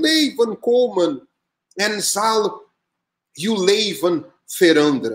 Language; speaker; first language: Dutch; non-native, learner; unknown